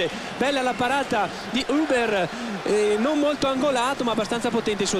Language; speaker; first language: Italian; native; Italian